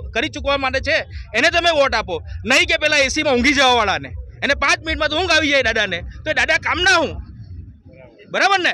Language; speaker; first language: Gujarati; native; Gujarati